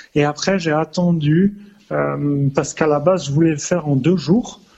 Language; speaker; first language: French; native; French